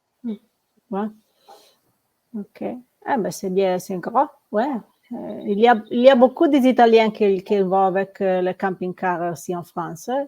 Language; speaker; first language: French; non-native, learner; Italian